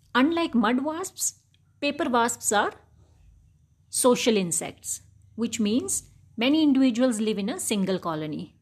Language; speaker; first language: English; non-native, local second language; Dogri